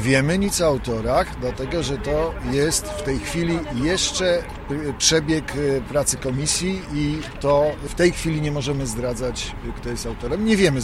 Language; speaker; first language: Polish; native; Polish